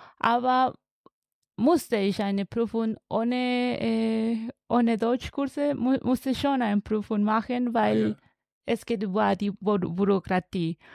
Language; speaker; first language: German; non-native, learner; Spanish